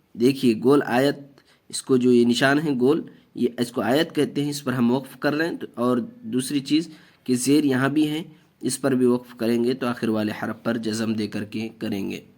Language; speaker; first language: Urdu; native; Urdu